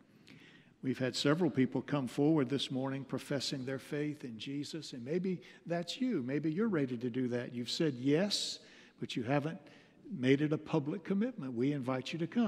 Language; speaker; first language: English; native; English